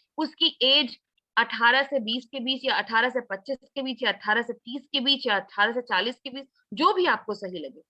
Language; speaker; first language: Hindi; non-native, local second language; Assamese